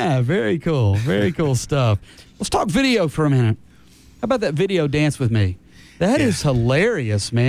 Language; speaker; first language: English; native; English